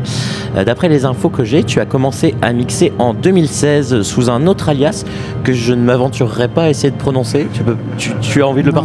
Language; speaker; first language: French; native; French